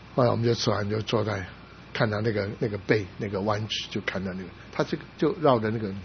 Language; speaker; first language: Chinese; non-native, local second language; Cantonese